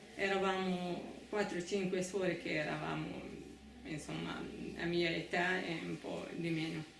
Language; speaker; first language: Italian; non-native, fluent; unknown